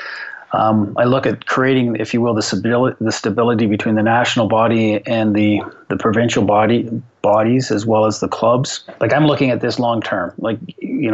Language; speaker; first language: English; native; English